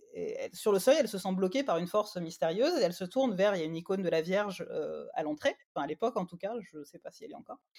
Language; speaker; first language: French; native; French